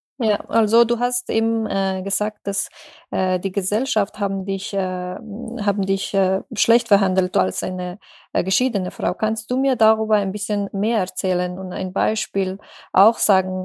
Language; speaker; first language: German; non-native, fluent; Persian